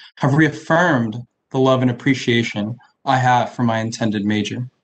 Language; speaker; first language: English; early bilingual, other home language; Spanish